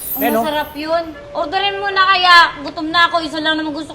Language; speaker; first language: Filipino; native; Filipino